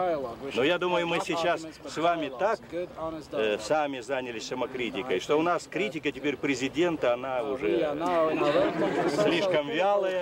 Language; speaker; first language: Russian; native; Russian